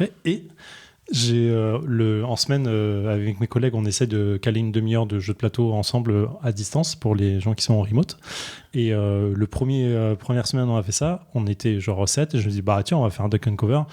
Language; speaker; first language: French; native; French